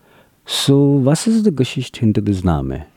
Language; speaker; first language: German; non-native, learner; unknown